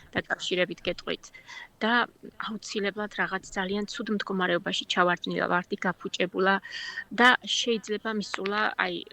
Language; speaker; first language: Georgian; native; Georgian